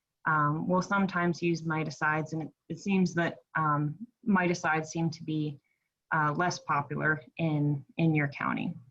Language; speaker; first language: English; native; English